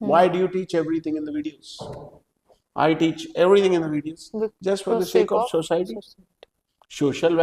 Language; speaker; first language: English; non-native, local second language; Hindi